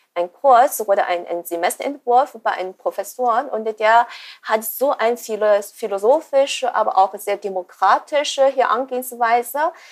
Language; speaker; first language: German; non-native, fluent; Chinese